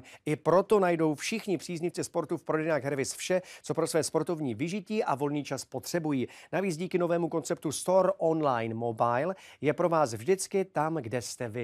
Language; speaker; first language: Czech; native; Czech